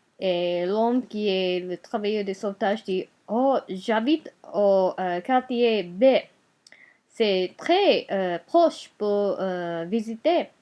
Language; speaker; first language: French; non-native, learner; Japanese